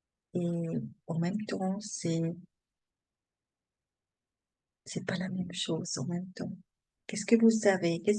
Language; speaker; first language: French; non-native, learner; German